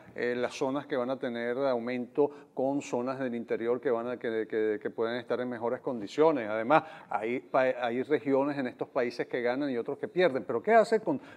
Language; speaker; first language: Spanish; native; Spanish